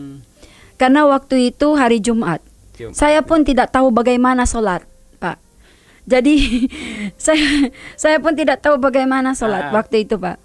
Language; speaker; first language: Indonesian; non-native, fluent; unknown